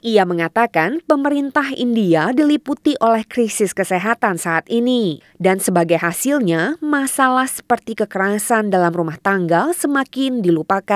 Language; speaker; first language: Indonesian; native; Indonesian